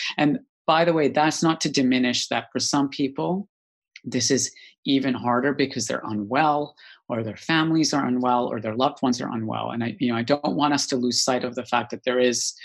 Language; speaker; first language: English; native; English